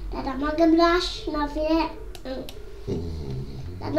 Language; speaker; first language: Polish; early bilingual, heritage; Polish